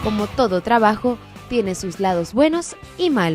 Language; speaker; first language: Spanish; native; Spanish